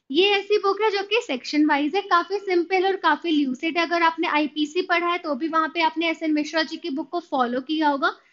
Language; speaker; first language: Hindi; native; Hindi